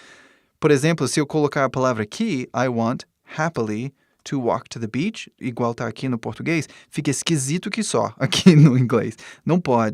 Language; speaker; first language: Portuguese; non-native, fluent; English